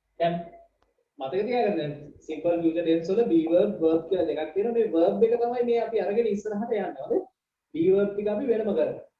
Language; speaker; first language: Sinhala; native; Sinhala